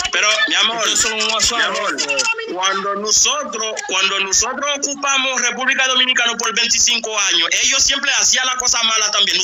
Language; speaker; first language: Spanish; non-native, fluent; Haitian Creole